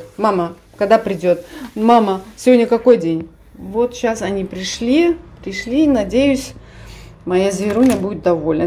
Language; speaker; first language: Russian; native; Russian